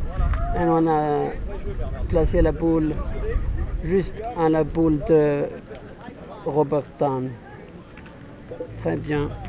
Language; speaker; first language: French; non-native, learner; English